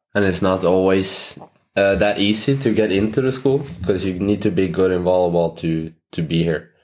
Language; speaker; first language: English; non-native, fluent; Norwegian